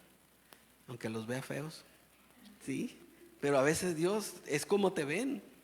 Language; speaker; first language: Spanish; native; Spanish